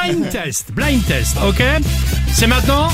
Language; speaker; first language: French; native; French